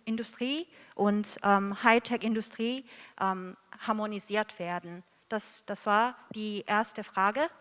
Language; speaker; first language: German; non-native, fluent; Korean